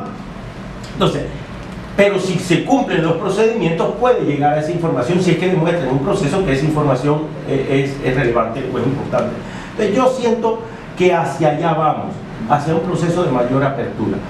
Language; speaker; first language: Spanish; native; Spanish